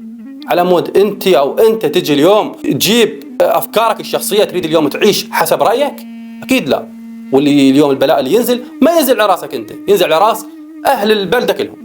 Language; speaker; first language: Arabic; native; Arabic